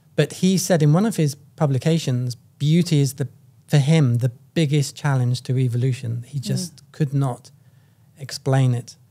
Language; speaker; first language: English; native; English